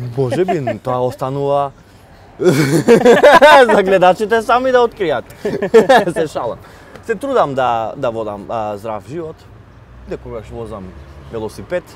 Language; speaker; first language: Macedonian; non-native, local second language; Albanian